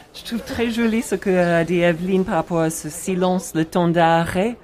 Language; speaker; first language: French; non-native, fluent; English